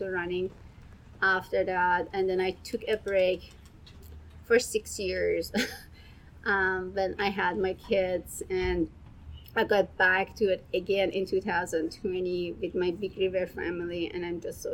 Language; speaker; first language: English; non-native, fluent; Persian